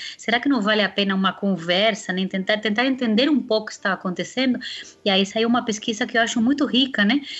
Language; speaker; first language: Portuguese; non-native, fluent; Spanish